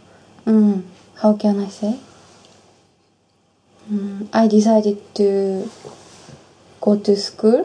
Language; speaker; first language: English; non-native, learner; Japanese